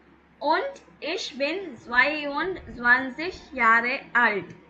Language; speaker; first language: German; non-native, fluent; Tamil